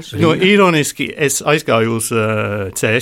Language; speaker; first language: Latvian; non-native, learner; English